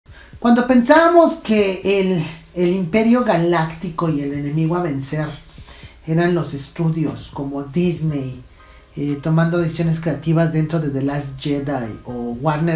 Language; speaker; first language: Spanish; native; Spanish